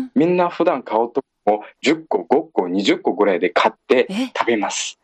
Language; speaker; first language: Japanese; non-native, fluent; Uyghur